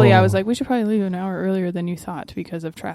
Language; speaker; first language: English; native; English